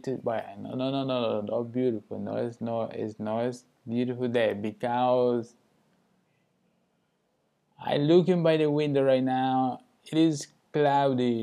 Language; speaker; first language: English; non-native, learner; Spanish